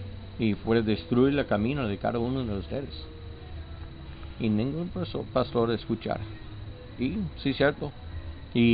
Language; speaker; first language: Spanish; non-native, learner; English